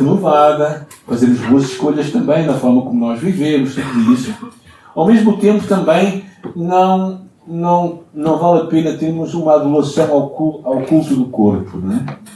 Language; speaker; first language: Portuguese; native; Portuguese